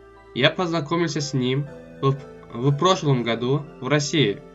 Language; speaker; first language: Russian; non-native, local second language; Tajik